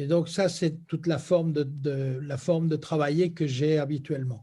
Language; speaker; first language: French; native; French